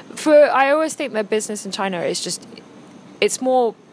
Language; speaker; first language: English; native; English